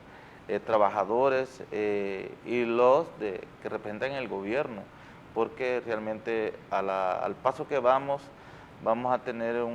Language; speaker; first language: Spanish; native; Spanish